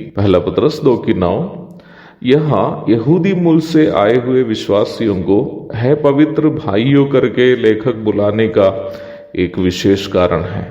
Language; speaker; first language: Hindi; non-native, local second language; Malayalam